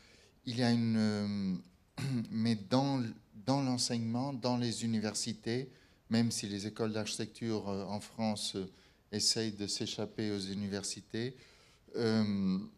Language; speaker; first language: French; non-native, fluent; Portuguese